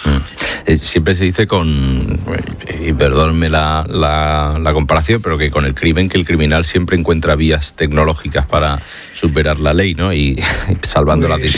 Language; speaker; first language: Spanish; native; Spanish